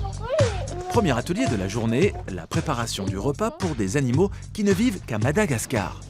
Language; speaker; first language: French; native; French